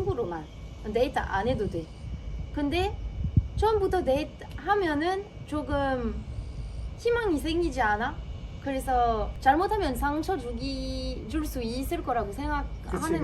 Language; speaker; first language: Korean; non-native, fluent; French